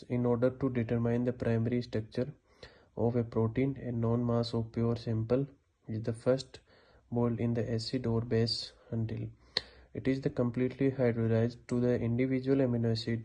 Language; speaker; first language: English; non-native, learner; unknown